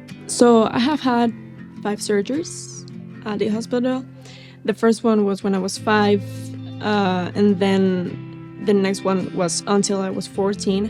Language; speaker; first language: English; non-native, fluent; Spanish